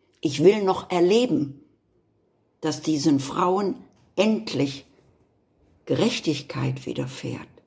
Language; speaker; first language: German; native; German